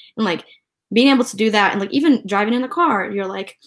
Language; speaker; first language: English; early bilingual, other home language; Ukrainian